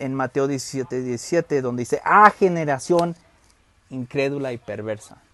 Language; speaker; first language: Spanish; early bilingual, heritage; Spanish